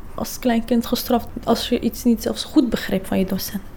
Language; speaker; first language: Dutch; early bilingual, other home language; Kurdish